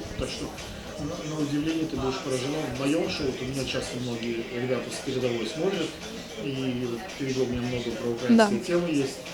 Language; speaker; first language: Russian; native; Russian